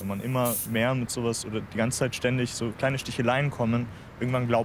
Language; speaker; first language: German; early bilingual, other home language; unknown